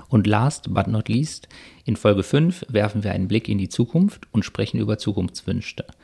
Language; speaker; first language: German; native; German